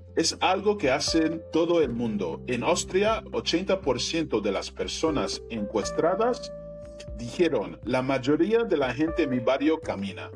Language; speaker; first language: Spanish; non-native, fluent; English